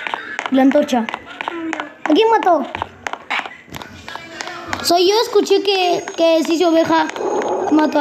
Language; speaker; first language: Spanish; native; Spanish